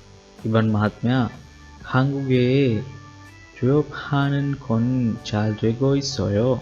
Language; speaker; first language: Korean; non-native, learner; Sinhala